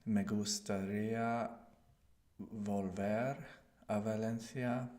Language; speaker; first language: Spanish; non-native, learner; English